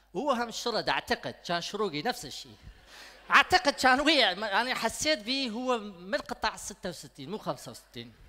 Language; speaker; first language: Arabic; non-native, local second language; Kurdish